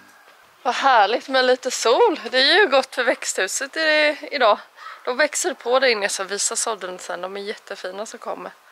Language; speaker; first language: Swedish; native; Swedish